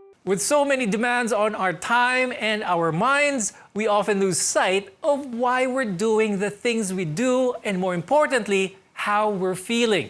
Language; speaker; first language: English; non-native, local second language; Filipino